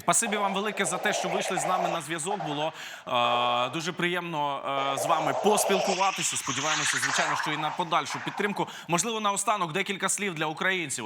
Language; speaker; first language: Ukrainian; native; Ukrainian